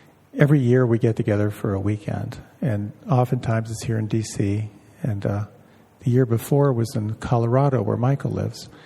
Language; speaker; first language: English; native; English